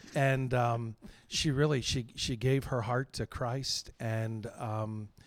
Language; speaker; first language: English; native; English